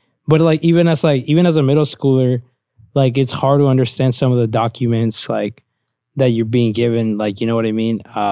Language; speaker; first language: English; early bilingual, other home language; Spanish